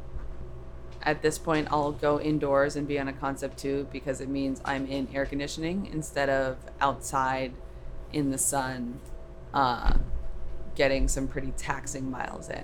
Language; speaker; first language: English; native; English